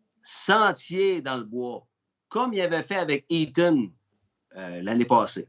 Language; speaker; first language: French; native; French